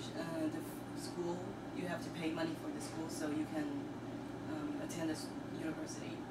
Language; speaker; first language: English; non-native, learner; Chinese